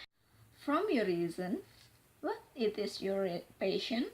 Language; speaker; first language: English; non-native, learner; Indonesian